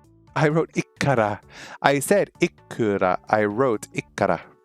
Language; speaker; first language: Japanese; non-native, learner; English